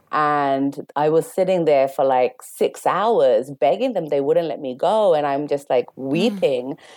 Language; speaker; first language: English; native; English